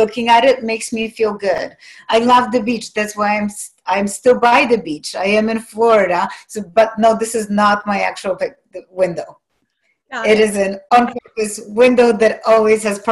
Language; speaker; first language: English; non-native, fluent; Polish